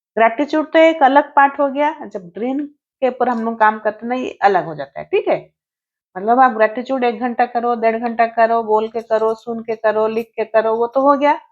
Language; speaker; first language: Hindi; non-native, local second language; Odia